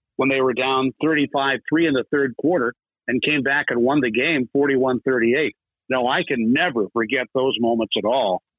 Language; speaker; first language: English; native; English